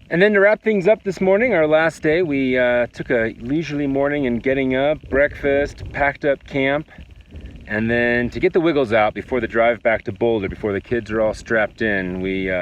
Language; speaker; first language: English; native; English